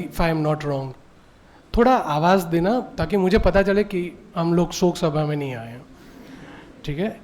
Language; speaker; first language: Hindi; non-native, local second language; Gujarati